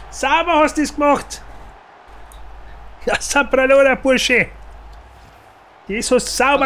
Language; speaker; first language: German; native; German